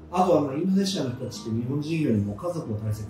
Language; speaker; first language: Japanese; native; Japanese